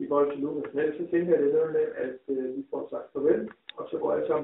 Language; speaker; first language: Danish; native; Danish